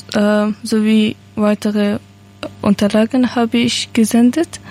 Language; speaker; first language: German; non-native, learner; Persian